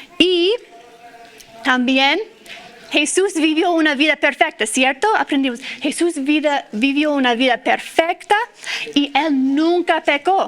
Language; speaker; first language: Spanish; non-native, fluent; English